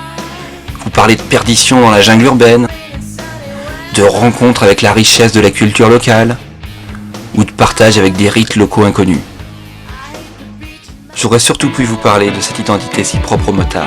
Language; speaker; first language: French; native; French